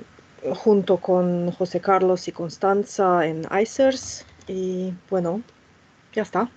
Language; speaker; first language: Spanish; non-native, fluent; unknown